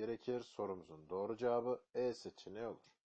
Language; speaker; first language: Turkish; native; Turkish